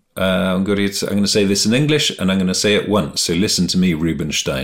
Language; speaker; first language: English; native; English